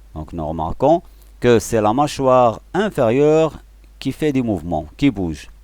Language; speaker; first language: French; non-native, local second language; Arabic